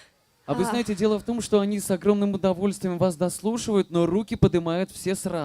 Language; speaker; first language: Russian; native; Russian